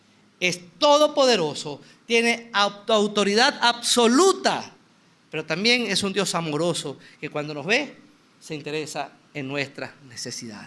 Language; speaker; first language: Spanish; native; Spanish